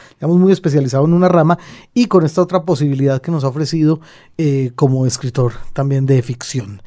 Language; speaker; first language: Spanish; native; Spanish